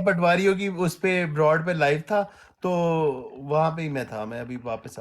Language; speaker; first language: Urdu; native; Urdu